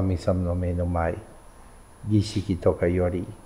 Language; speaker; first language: Japanese; non-native, fluent; English